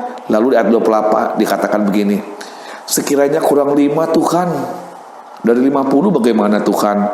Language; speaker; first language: Indonesian; native; Indonesian